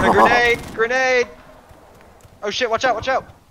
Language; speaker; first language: English; native; English